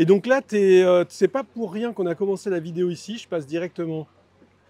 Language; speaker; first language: French; native; French